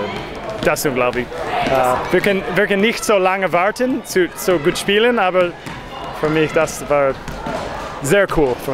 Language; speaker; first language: German; non-native, learner; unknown